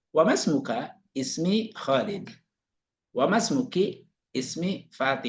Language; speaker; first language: Arabic; non-native, fluent; Indonesian